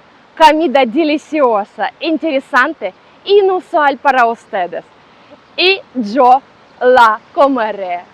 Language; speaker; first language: Spanish; non-native, learner; Ukrainian